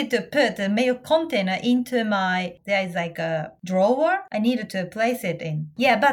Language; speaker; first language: English; non-native, fluent; Japanese